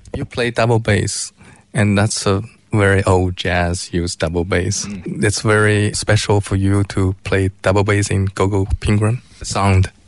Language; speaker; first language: English; non-native, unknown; Chinese